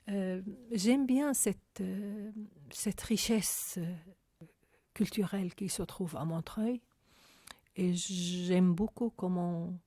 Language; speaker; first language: French; non-native, fluent; Arabic